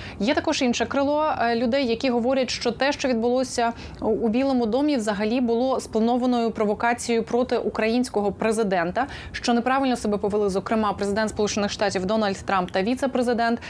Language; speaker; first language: Ukrainian; native; Ukrainian